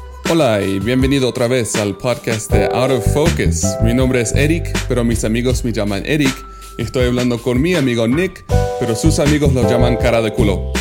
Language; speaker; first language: Spanish; early bilingual, heritage; Spanish